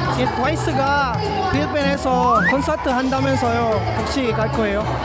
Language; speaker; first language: Korean; non-native, learner; Filipino